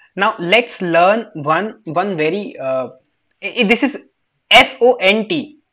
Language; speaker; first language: English; non-native, local second language; Hindi